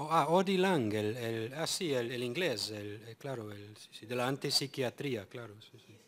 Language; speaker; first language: Spanish; non-native, fluent; English